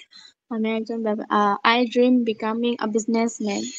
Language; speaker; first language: English; non-native, learner; Bangla